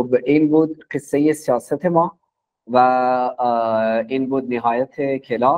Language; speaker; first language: Persian; non-native, fluent; Urdu